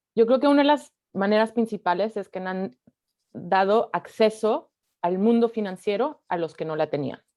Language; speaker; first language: Spanish; early bilingual, heritage; Spanish